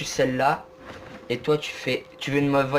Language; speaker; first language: French; native; French